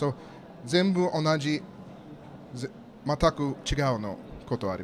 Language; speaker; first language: Japanese; non-native, learner; English